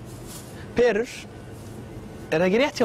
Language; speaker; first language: Icelandic; non-native, learner; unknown